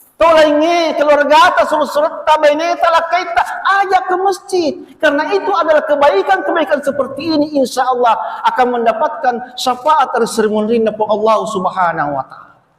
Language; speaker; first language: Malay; non-native, local second language; Buginese